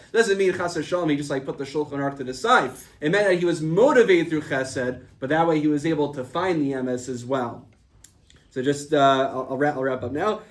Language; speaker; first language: English; native; English